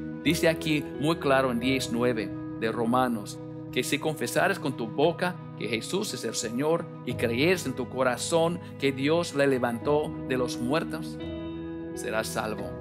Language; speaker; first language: Spanish; non-native, learner; English